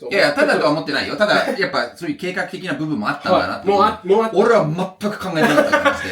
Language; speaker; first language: Japanese; non-native, fluent; English